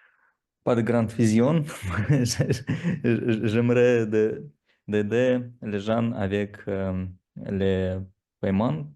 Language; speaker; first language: French; non-native, learner; Russian